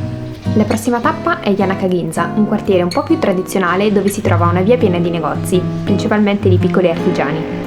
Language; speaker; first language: Italian; native; Italian